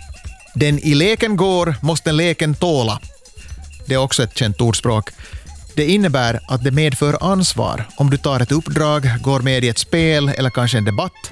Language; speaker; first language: Swedish; native; Swedish